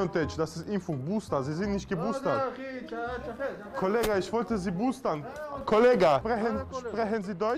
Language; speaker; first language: German; early bilingual, other home language; Russian